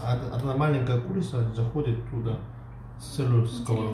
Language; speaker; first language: Russian; non-native, learner; Korean